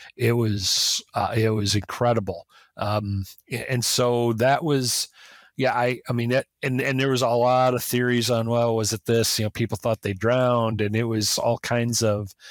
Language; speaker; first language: English; native; English